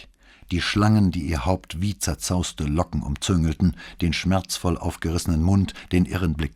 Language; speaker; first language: German; native; German